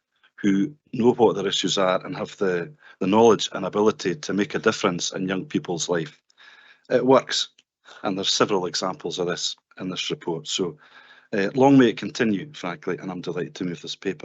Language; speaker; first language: English; native; English